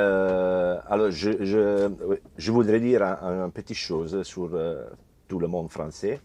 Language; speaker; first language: French; non-native, learner; Italian